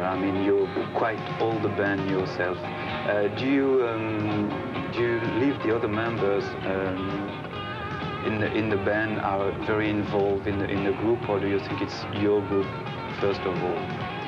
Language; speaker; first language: English; non-native, learner; French